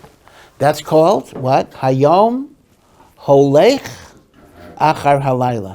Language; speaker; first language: English; native; English